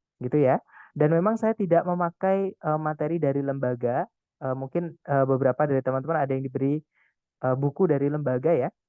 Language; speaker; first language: Indonesian; non-native, local second language; Javanese